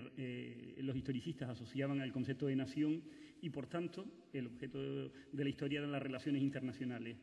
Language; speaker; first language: Spanish; native; Spanish